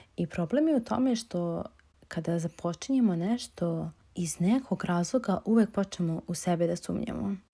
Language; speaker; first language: Bosnian; native; Bosnian